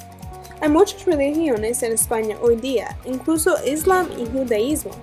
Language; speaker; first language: Spanish; non-native, learner; English